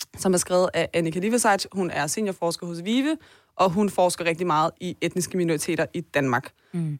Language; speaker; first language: Danish; early bilingual, other home language; Persian